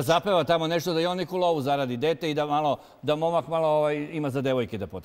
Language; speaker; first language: Serbian; native; Serbian